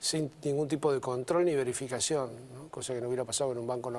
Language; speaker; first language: Spanish; native; Spanish